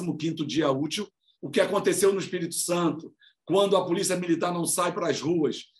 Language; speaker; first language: Portuguese; native; Portuguese